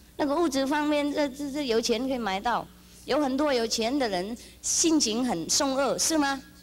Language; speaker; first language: Chinese; non-native, fluent; Vietnamese